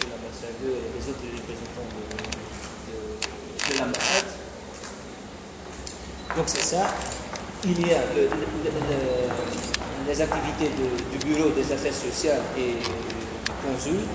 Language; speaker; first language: French; non-native, fluent; Dutch